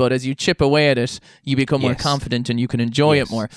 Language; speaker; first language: English; native; English